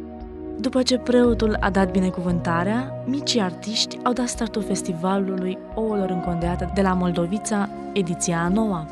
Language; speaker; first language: Romanian; native; Romanian